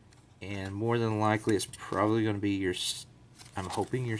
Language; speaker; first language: English; native; English